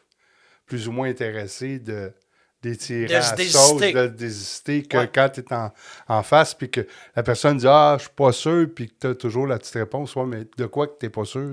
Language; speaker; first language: French; native; French